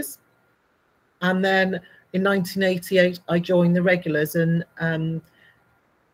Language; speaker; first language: English; native; English